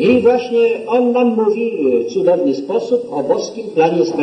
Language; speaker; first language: Polish; native; Polish